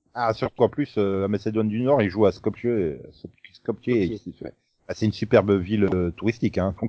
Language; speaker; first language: French; native; French